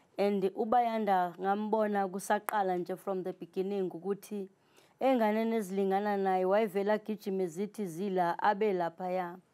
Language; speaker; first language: Zulu; native; Zulu